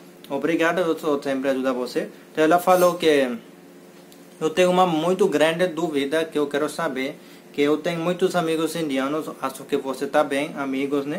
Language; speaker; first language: Portuguese; non-native, learner; Hindi